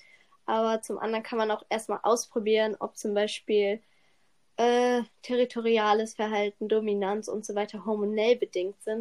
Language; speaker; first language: German; native; German